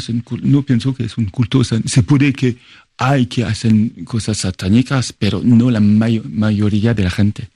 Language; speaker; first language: Spanish; non-native, fluent; French